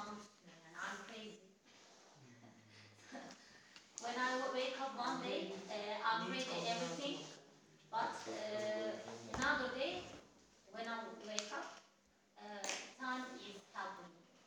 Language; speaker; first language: English; non-native, learner; Turkish